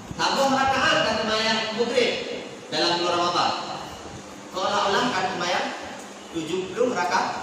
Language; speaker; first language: Malay; non-native, local second language; Achinese